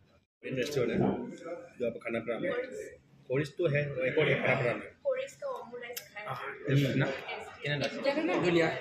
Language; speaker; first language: Hindi; non-native, local second language; Assamese